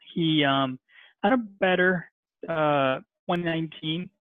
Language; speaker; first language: English; non-native, fluent; Spanish